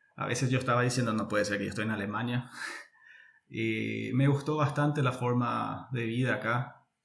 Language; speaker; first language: Spanish; native; Spanish